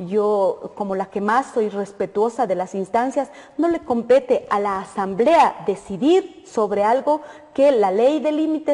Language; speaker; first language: Spanish; native; Spanish